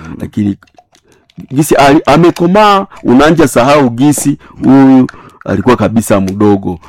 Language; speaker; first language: Swahili; non-native, local second language; Nande